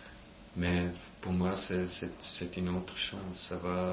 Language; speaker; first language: French; non-native, local second language; German